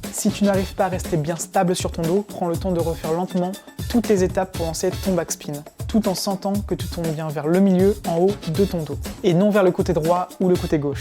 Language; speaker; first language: French; native; French